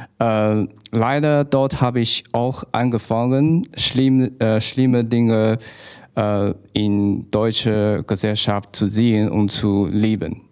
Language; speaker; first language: German; non-native, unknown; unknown